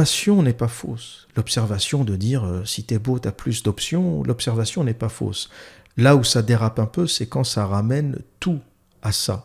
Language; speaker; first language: French; native; French